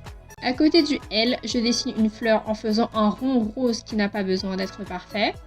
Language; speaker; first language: French; native; French